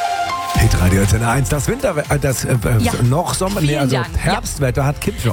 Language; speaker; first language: German; native; German